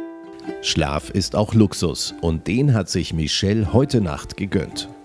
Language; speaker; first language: German; native; German